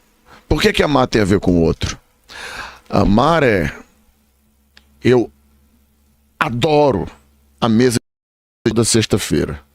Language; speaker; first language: Portuguese; native; Portuguese